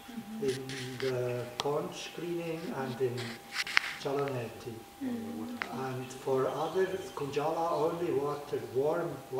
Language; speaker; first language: English; non-native, learner; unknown